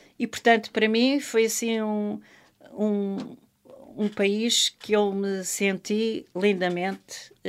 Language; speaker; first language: Portuguese; non-native, local second language; French